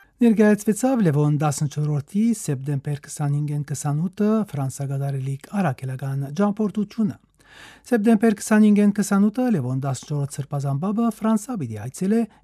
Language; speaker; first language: Armenian; native; Armenian